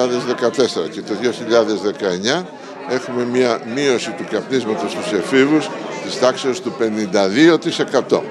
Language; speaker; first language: Greek; native; Greek